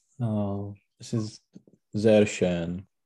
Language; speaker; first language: German; non-native, learner; Czech